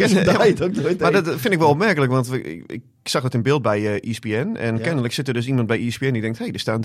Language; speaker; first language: Dutch; native; Dutch